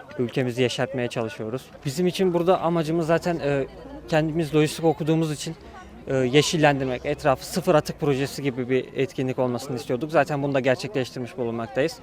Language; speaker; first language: Turkish; native; Turkish